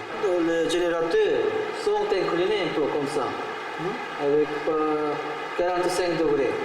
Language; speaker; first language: French; non-native, fluent; Korean